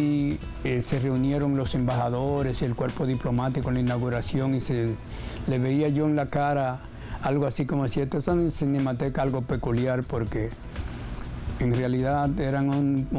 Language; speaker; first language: Spanish; native; Spanish